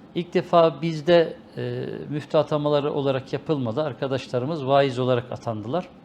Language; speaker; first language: Turkish; native; Turkish